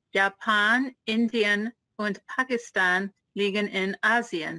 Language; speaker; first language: German; non-native, fluent; English